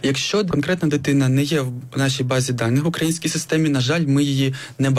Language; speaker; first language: Ukrainian; native; Ukrainian